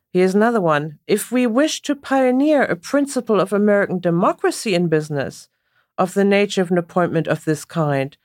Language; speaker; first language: English; non-native, fluent; German